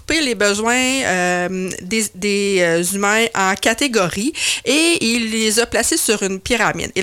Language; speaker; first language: French; native; French